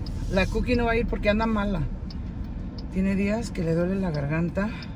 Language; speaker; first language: Spanish; early bilingual, heritage; Spanish